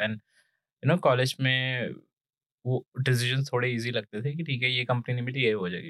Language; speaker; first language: English; non-native, local second language; Punjabi